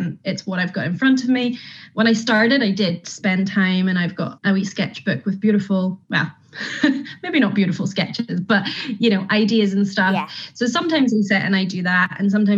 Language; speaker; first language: English; native; English